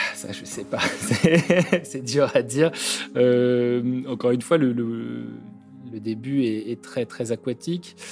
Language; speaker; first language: French; native; French